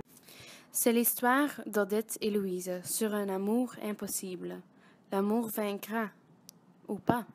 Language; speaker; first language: French; non-native, learner; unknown